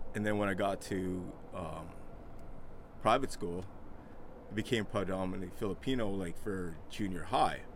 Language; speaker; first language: English; native; English